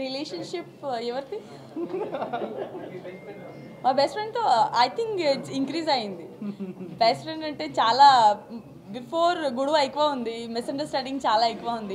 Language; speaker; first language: Telugu; non-native, learner; Gujarati